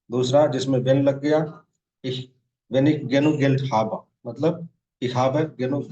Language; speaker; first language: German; non-native, fluent; Hindi